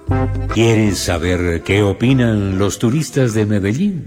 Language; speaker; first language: Spanish; native; Spanish